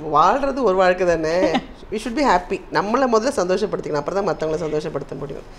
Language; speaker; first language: Tamil; native; Tamil